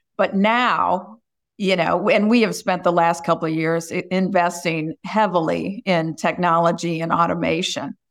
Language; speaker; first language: English; native; English